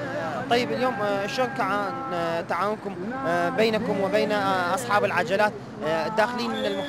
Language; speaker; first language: Arabic; native; Arabic